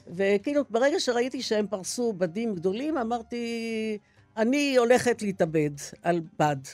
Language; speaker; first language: Hebrew; early bilingual, other home language; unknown